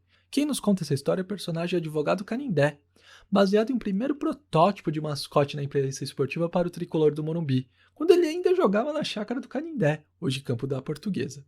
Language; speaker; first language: Portuguese; native; Portuguese